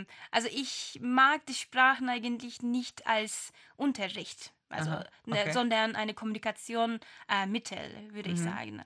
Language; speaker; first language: German; non-native, fluent; Turkish